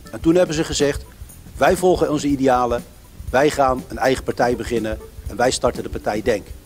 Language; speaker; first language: Dutch; early bilingual, other home language; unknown